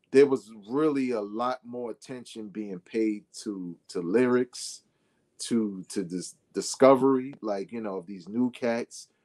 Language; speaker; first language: English; native; English